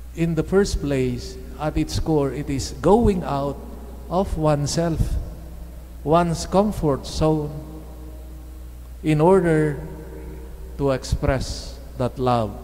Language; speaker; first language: English; non-native, local second language; Filipino